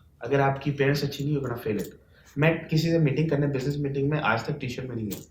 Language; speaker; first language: Urdu; native; Urdu